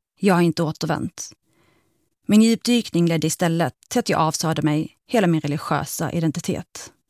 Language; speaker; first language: Swedish; early bilingual, other home language; Arabic